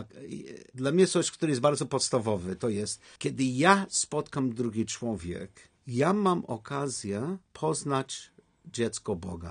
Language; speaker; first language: Polish; non-native, learner; English